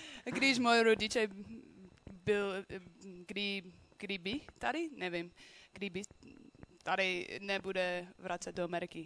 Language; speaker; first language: Czech; non-native, learner; English